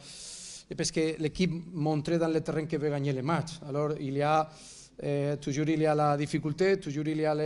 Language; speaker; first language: French; non-native, fluent; Catalan